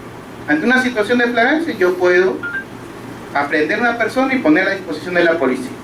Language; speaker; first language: Spanish; native; Spanish